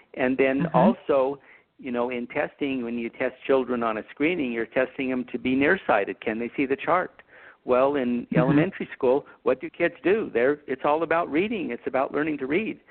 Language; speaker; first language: English; native; English